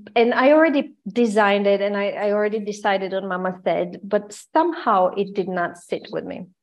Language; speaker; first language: English; non-native, fluent; Croatian